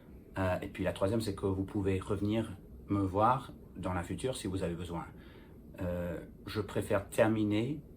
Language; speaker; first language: French; non-native, fluent; English